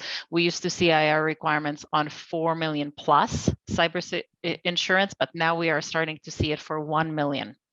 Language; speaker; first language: English; non-native, fluent; Polish